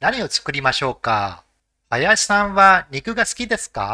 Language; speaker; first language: Japanese; non-native, fluent; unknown